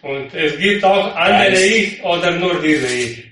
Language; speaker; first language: German; non-native, learner; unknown